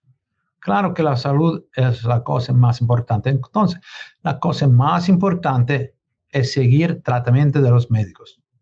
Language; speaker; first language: Spanish; non-native, learner; English